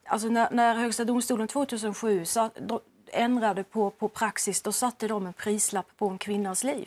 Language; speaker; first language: Swedish; native; Swedish